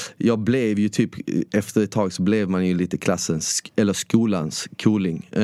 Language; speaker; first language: Swedish; early bilingual, other home language; Bosnian